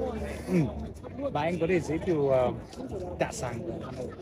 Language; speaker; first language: Vietnamese; non-native, learner; Chinese